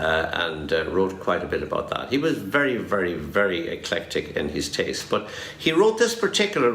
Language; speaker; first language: English; native; English